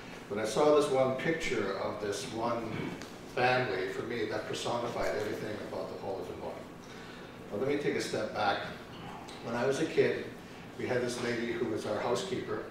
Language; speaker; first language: English; early bilingual, other home language; Ukrainian